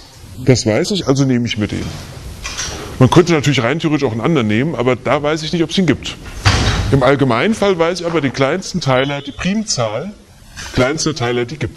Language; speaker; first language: German; native; German